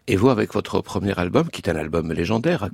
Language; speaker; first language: French; native; French